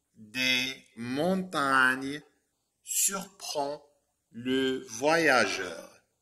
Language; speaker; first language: French; non-native, local second language; Arabic